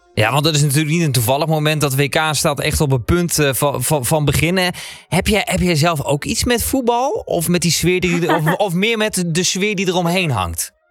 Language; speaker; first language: Dutch; native; Dutch